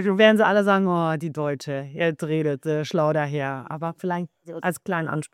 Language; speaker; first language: German; native; German